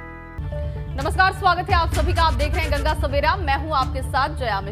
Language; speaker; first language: Hindi; native; Hindi